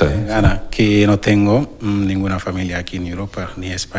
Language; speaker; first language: Spanish; non-native, learner; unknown